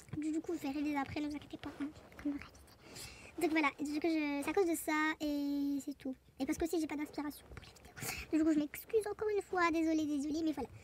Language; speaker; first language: French; native; French